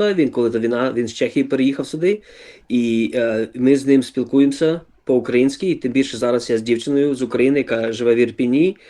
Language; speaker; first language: Ukrainian; early bilingual, other home language; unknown